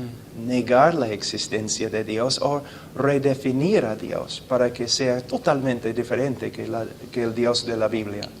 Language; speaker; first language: Spanish; non-native, fluent; English